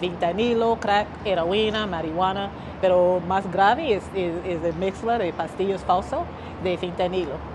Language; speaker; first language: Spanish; non-native, learner; English